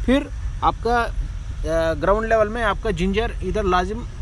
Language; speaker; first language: Hindi; non-native, local second language; Telugu